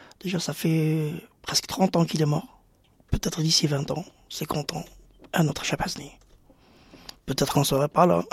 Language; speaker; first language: French; non-native, local second language; Arabic